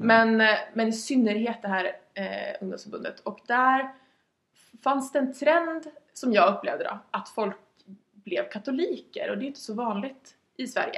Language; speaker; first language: Swedish; native; Swedish